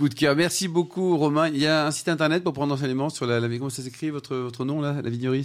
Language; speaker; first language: French; native; French